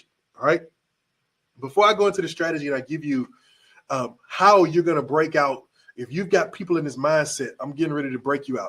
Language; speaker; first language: English; native; English